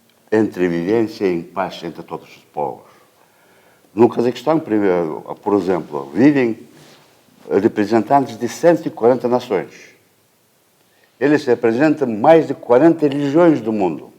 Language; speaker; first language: Portuguese; non-native, fluent; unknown